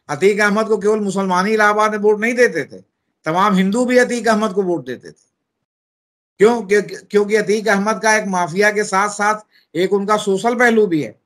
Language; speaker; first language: Hindi; native; Hindi